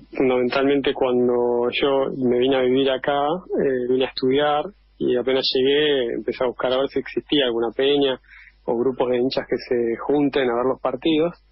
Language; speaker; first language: Spanish; native; Spanish